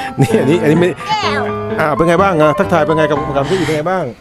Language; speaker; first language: Thai; native; Thai